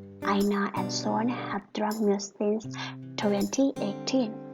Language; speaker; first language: English; non-native, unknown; Thai